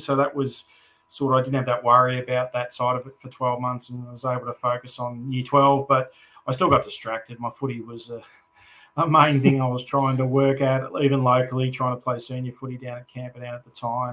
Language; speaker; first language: English; native; English